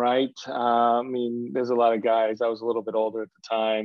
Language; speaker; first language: English; native; English